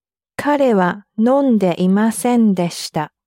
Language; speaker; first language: Japanese; non-native, learner; English